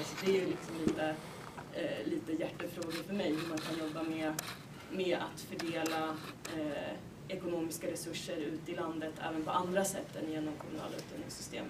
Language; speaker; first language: Swedish; native; Swedish